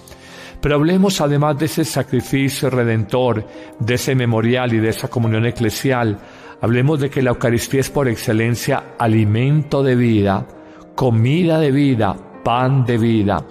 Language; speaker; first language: Spanish; native; Spanish